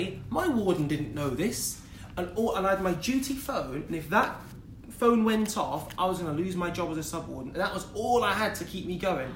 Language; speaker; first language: English; native; English